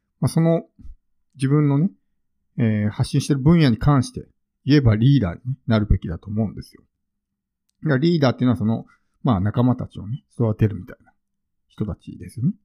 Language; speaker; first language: Japanese; native; Japanese